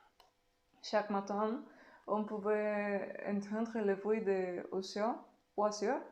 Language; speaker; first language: French; non-native, learner; Spanish